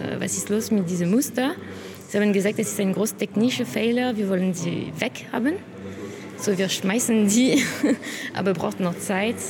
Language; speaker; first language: German; non-native, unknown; French